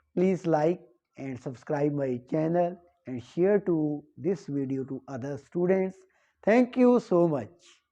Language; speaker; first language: English; non-native, local second language; Punjabi